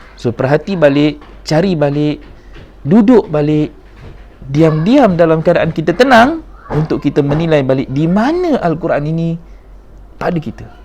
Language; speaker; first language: Malay; native; Malay